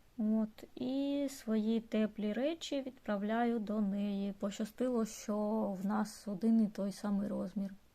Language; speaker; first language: Ukrainian; non-native, local second language; Russian